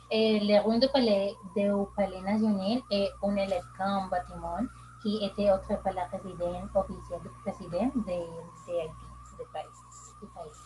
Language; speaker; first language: French; non-native, learner; Spanish